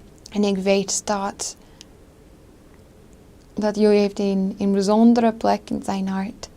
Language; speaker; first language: Dutch; non-native, fluent; English